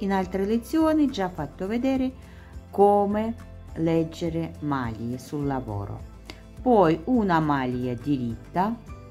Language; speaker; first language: Italian; non-native, learner; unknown